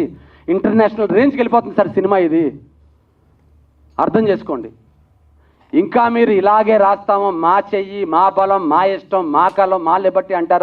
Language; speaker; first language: Telugu; native; Telugu